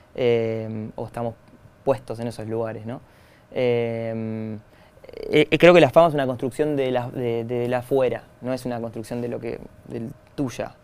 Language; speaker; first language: Spanish; native; Spanish